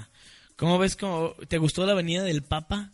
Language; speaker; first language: Spanish; native; Spanish